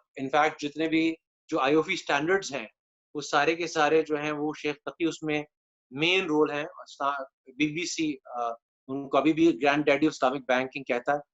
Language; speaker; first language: Urdu; native; Urdu